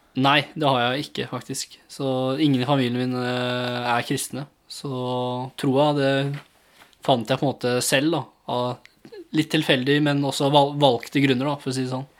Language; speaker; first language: Norwegian; early bilingual, other home language; English